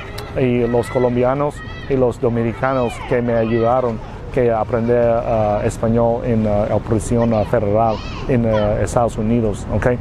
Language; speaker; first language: Spanish; non-native, learner; Vietnamese